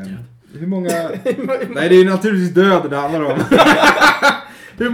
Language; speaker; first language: Swedish; native; Swedish